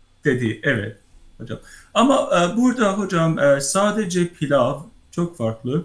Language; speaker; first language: Turkish; non-native, learner; Persian